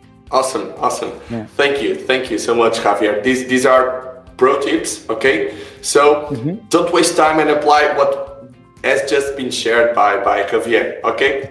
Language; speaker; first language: English; non-native, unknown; Portuguese